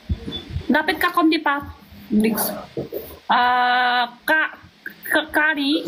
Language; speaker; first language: Filipino; non-native, learner; Chinese